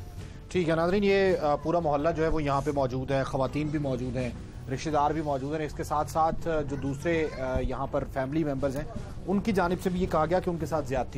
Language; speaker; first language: Urdu; native; Urdu